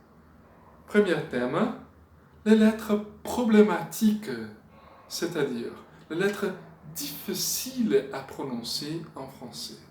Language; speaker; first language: French; non-native, fluent; Portuguese